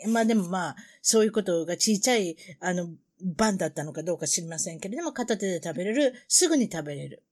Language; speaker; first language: Japanese; native; Japanese